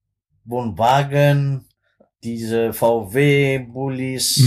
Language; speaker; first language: German; non-native, fluent; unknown